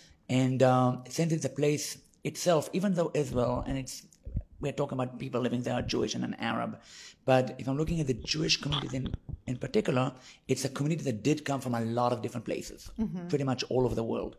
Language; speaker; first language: English; non-native, fluent; Hebrew